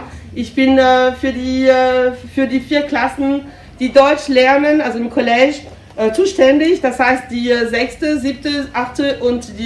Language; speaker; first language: German; non-native, fluent; French